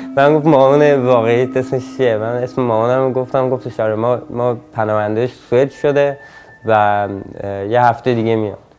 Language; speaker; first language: Persian; early bilingual, heritage; Persian